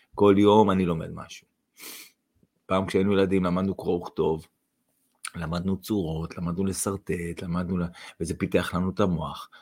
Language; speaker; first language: Hebrew; non-native, fluent; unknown